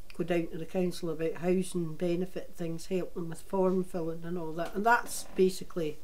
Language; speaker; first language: English; native; English